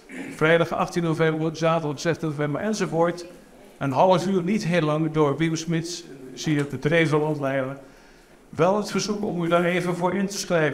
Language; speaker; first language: Dutch; native; Dutch